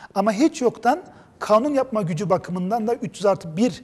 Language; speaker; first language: Turkish; native; Turkish